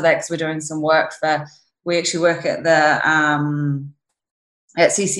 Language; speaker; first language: English; native; English